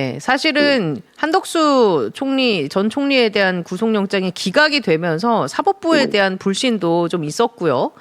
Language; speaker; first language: Korean; native; Korean